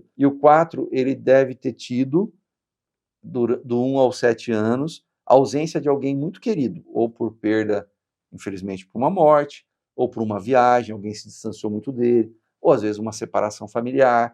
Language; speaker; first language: Portuguese; native; Portuguese